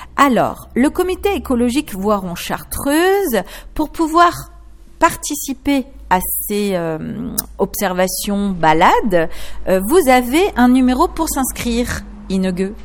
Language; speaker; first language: French; native; French